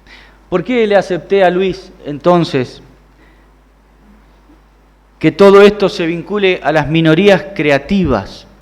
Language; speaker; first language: Spanish; native; Spanish